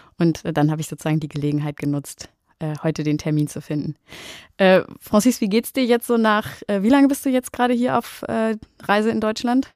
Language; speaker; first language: German; native; German